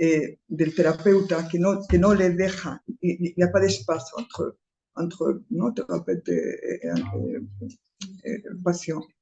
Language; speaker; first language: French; non-native, fluent; Spanish